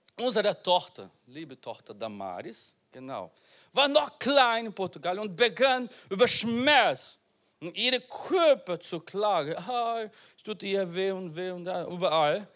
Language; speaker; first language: German; non-native, learner; Portuguese